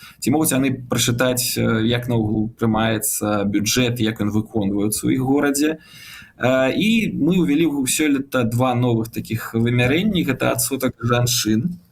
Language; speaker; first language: Belarusian; native; Belarusian